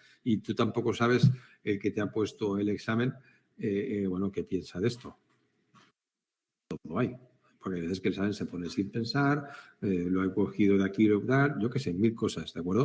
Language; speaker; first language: Spanish; native; Spanish